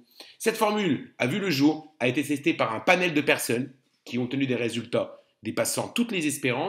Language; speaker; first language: French; native; French